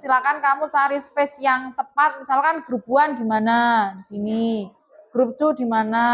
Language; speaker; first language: Indonesian; native; Indonesian